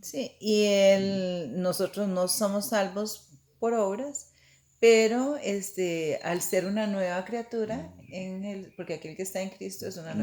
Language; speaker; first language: Spanish; native; Spanish